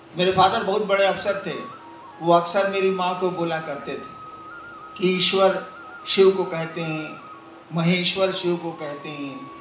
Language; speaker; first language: Hindi; native; Hindi